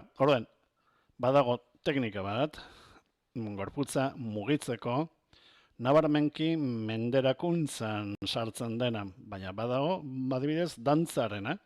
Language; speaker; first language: Basque; non-native, local second language; Spanish